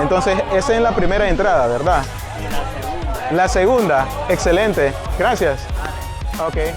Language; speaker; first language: Spanish; non-native, fluent; English